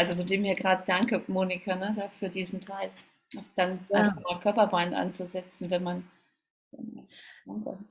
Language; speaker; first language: German; native; German